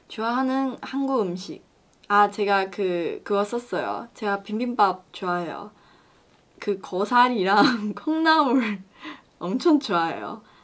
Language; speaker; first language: Korean; non-native, learner; Chinese